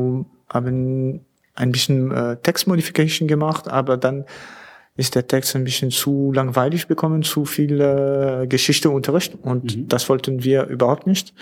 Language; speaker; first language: German; non-native, learner; French